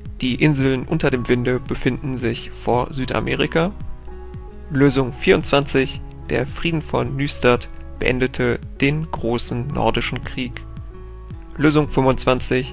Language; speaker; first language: German; native; German